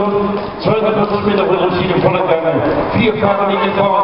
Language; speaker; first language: German; native; German